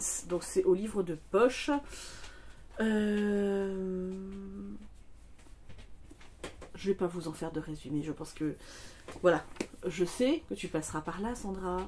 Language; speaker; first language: French; native; French